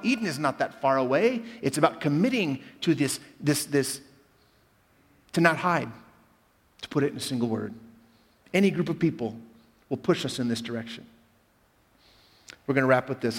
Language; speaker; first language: English; native; English